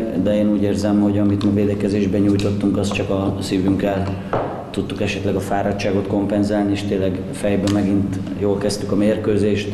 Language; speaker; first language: Hungarian; native; Hungarian